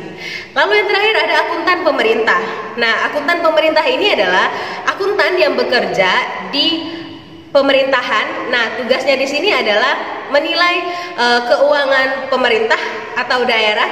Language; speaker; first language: Indonesian; native; Indonesian